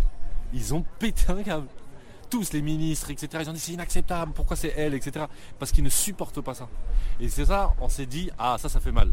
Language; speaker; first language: French; native; French